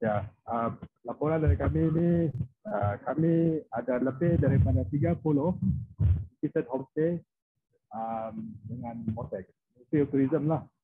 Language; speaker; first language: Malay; non-native, local second language; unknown